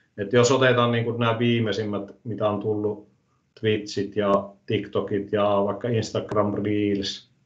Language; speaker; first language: Finnish; native; Finnish